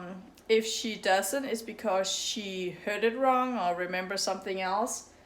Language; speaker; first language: English; non-native, fluent; Danish